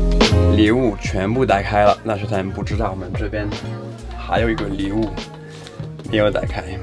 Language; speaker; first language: Chinese; non-native, fluent; French